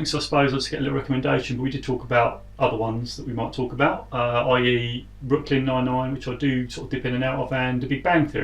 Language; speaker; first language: English; native; English